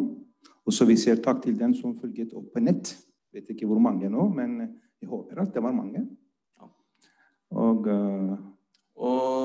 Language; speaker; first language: Norwegian; non-native, fluent; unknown